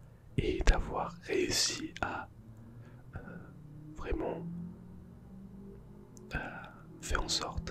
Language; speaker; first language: French; non-native, fluent; English